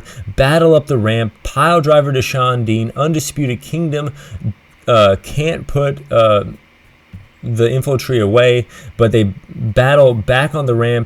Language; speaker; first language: English; native; English